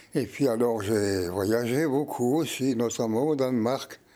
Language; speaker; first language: French; native; French